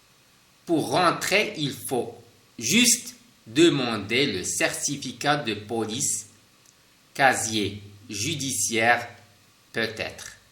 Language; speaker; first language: French; non-native, fluent; Spanish